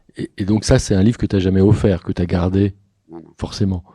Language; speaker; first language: French; native; French